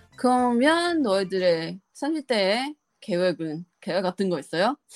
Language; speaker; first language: Korean; non-native, learner; Chinese